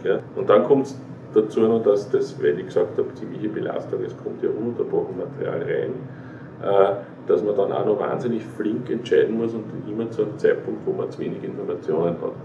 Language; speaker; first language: German; native; German